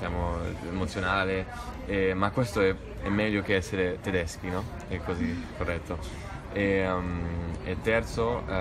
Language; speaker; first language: Italian; non-native, fluent; Spanish